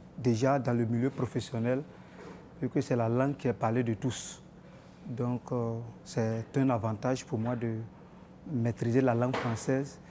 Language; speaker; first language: French; non-native, local second language; Baoulé